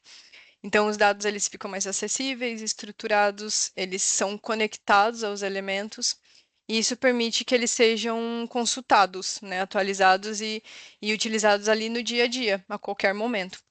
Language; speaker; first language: Portuguese; native; Portuguese